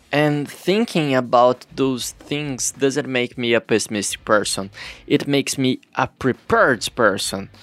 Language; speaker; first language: English; non-native, learner; Portuguese